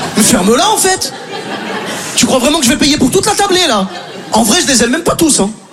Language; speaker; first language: French; native; French